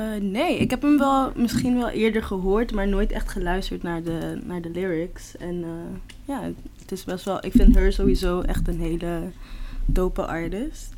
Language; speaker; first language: Dutch; non-native, local second language; Papiamento